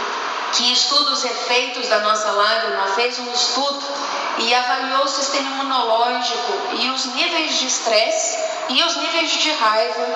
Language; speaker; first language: Portuguese; native; Portuguese